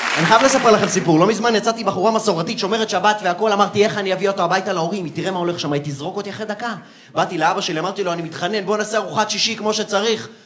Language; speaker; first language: Hebrew; early bilingual, other home language; Russian